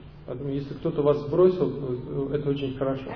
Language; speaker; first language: Russian; native; Russian